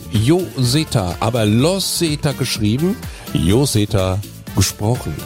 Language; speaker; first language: German; native; German